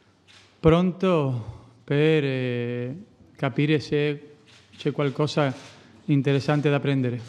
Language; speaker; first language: Italian; non-native, fluent; Spanish